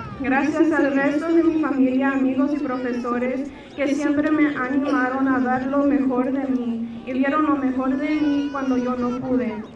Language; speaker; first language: Spanish; early bilingual, heritage; Spanish